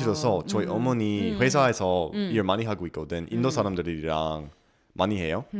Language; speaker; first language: Korean; non-native, learner; English